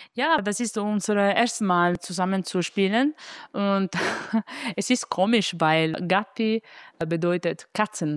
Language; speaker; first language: German; non-native, fluent; Italian